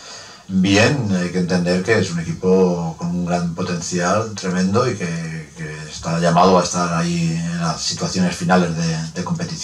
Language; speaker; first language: Spanish; native; Spanish